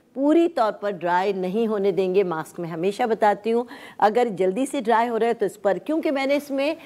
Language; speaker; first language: Urdu; non-native, local second language; Sindhi